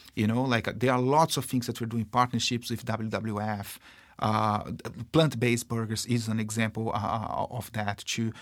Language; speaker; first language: English; non-native, fluent; Portuguese